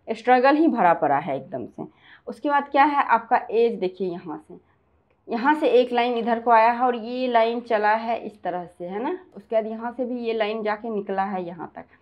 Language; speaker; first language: Hindi; native; Hindi